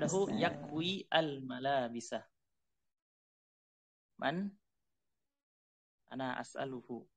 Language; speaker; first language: Arabic; non-native, fluent; Indonesian